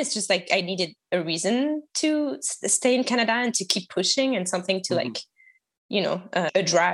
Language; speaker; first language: English; non-native, fluent; French